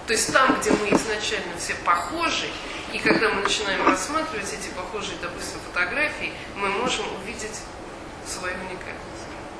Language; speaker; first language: Russian; native; Russian